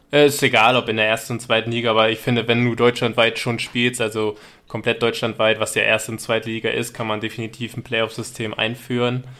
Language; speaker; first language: German; native; German